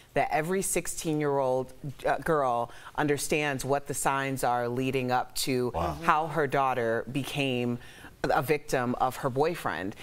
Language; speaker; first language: English; native; English